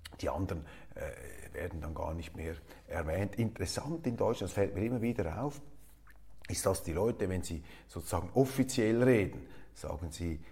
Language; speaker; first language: German; native; German